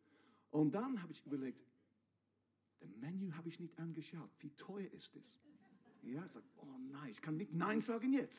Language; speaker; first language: German; non-native, fluent; English